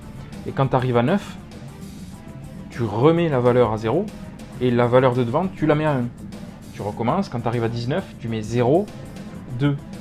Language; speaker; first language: French; native; French